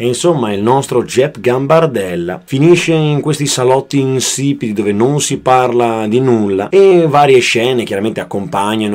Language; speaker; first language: Italian; native; Italian